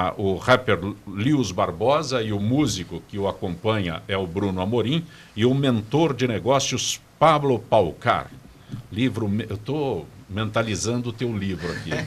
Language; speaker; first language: Portuguese; native; Portuguese